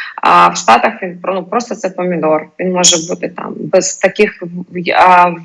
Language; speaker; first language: Ukrainian; non-native, local second language; Russian